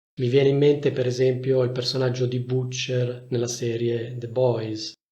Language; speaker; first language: Italian; native; Italian